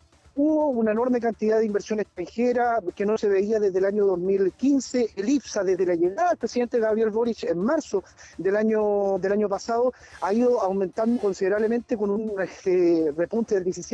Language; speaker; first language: Spanish; native; Spanish